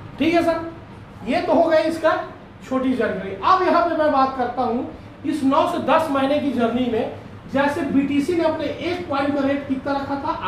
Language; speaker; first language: Hindi; native; Hindi